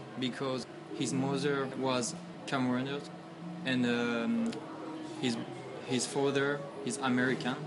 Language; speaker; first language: English; non-native, learner; French